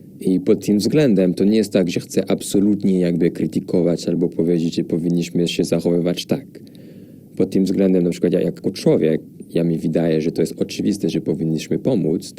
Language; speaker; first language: Polish; non-native, fluent; French